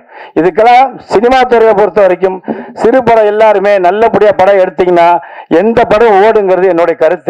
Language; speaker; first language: Tamil; native; Tamil